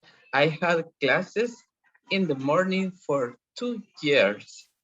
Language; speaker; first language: English; non-native, learner; Spanish